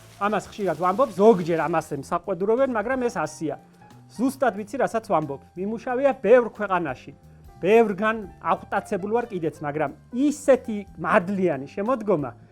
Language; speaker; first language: Georgian; native; Georgian